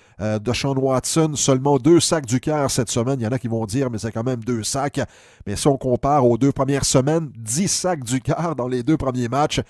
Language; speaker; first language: French; native; French